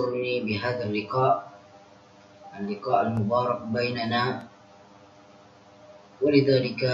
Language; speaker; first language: Arabic; non-native, fluent; Indonesian